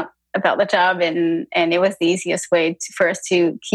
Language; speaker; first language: English; non-native, fluent; French